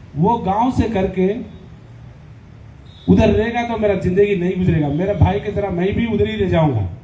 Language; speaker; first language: Hindi; non-native, local second language; Lambadi